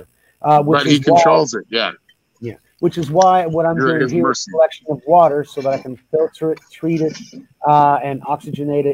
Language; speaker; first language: English; native; English